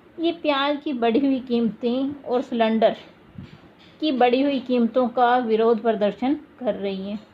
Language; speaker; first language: Hindi; native; Hindi